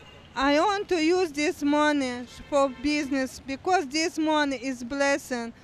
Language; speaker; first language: English; non-native, learner; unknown